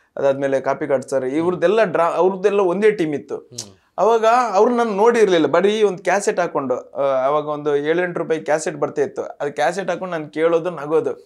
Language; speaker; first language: Kannada; non-native, local second language; Tulu